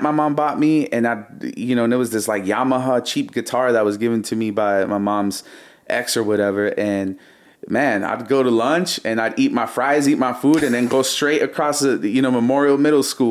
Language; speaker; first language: English; early bilingual, other home language; Spanish